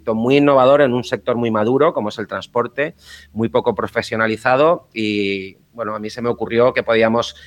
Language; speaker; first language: Spanish; native; Spanish